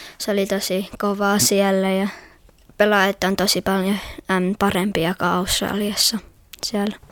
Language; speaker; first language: Finnish; early bilingual, heritage; Finnish